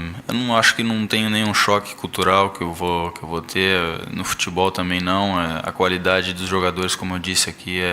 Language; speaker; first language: Portuguese; early bilingual, heritage; Portuguese